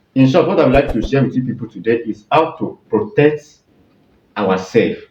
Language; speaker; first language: English; non-native, local second language; Yoruba